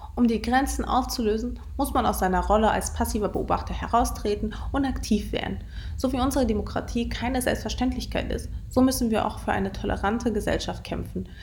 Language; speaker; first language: German; early bilingual, other home language; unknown